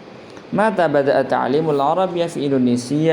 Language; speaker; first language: Arabic; non-native, learner; Indonesian